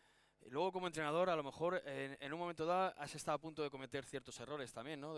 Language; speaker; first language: Spanish; native; Spanish